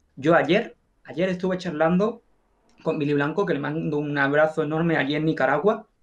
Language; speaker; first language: Spanish; native; Spanish